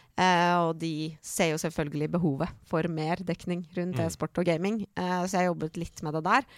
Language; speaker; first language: Norwegian; early bilingual, other home language; Persian